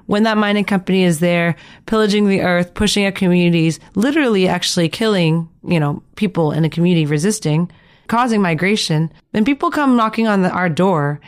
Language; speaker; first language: English; early bilingual, other home language; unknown